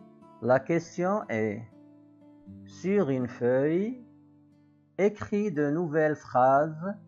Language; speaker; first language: French; non-native, local second language; Arabic